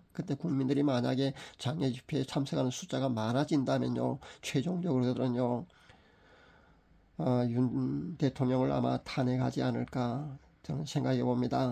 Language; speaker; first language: Korean; native; Korean